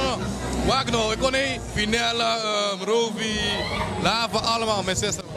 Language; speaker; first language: Dutch; non-native, local second language; Papiamento